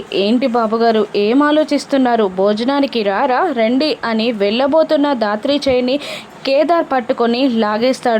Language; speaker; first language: Telugu; native; Telugu